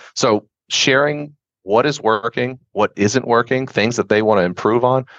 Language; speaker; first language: English; native; English